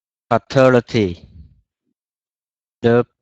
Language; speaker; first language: English; non-native, learner; Vietnamese